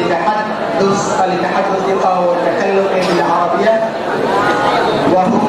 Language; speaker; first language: Arabic; non-native, fluent; Indonesian